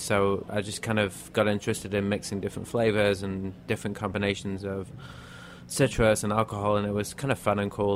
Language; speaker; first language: English; native; English